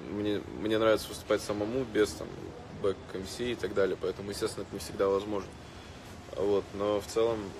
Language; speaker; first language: Russian; native; Russian